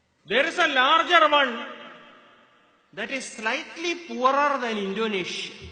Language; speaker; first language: English; non-native, local second language; Malayalam